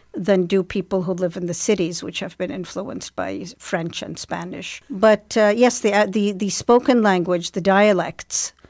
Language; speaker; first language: English; non-native, fluent; Arabic